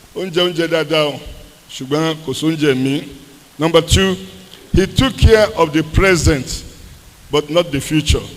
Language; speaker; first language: English; non-native, local second language; Yoruba